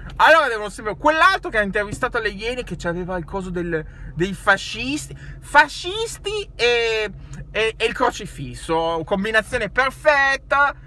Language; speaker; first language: Italian; native; Italian